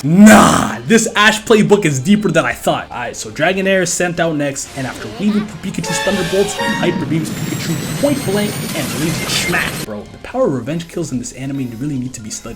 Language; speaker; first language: English; native; English